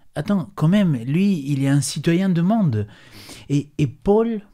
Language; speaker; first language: French; non-native, fluent; Spanish